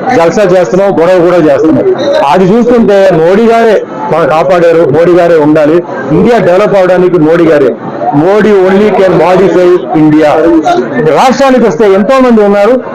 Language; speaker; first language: Telugu; non-native, fluent; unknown